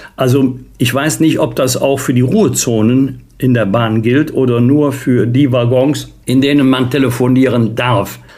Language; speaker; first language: German; native; German